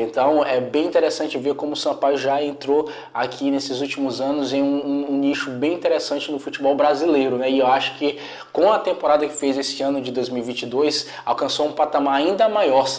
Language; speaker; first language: Portuguese; native; Portuguese